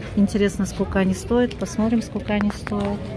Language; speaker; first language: Russian; native; Russian